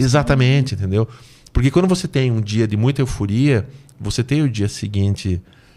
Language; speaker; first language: Portuguese; native; Portuguese